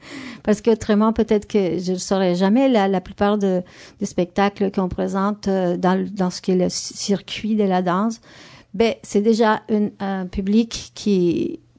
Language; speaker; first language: French; non-native, fluent; Spanish